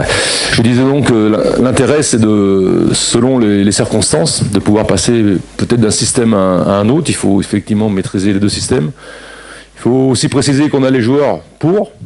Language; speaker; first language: French; native; French